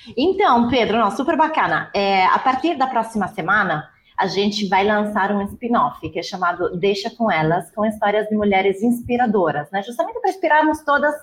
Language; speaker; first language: Portuguese; non-native, fluent; Italian